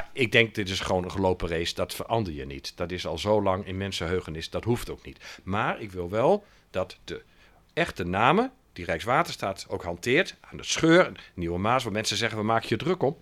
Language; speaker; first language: Dutch; native; Dutch